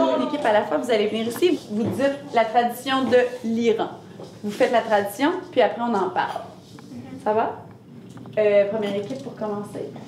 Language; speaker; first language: French; native; French